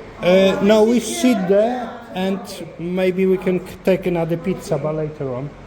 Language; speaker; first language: English; non-native, learner; Polish